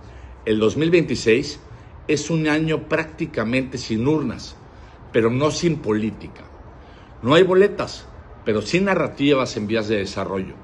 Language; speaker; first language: Spanish; native; Spanish